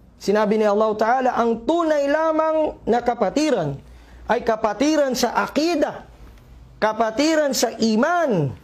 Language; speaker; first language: Filipino; non-native, local second language; Maranao